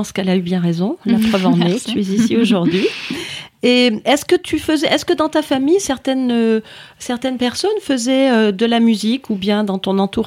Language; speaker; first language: French; native; French